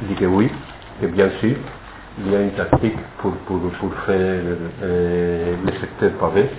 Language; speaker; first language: French; non-native, fluent; Spanish